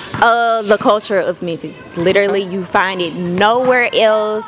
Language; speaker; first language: English; native; English